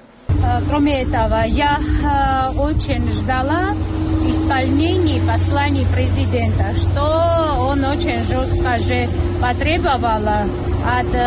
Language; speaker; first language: Russian; non-native, local second language; Georgian